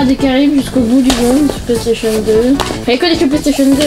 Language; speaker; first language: French; native; French